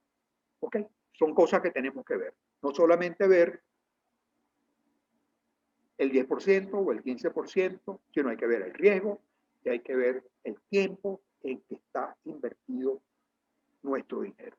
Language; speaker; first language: Spanish; native; Spanish